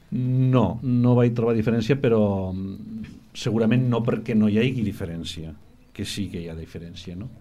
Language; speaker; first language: Catalan; non-native, local second language; Spanish